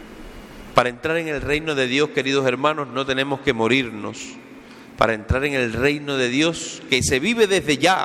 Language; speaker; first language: Spanish; native; Spanish